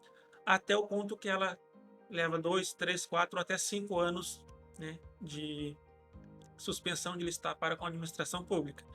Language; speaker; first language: Portuguese; native; Portuguese